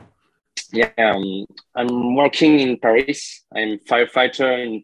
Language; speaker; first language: English; non-native, learner; French